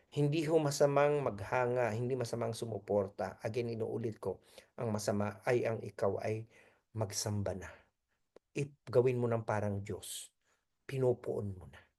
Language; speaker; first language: Filipino; native; Filipino